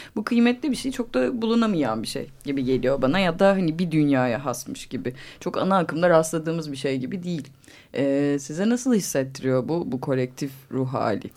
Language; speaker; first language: Turkish; native; Turkish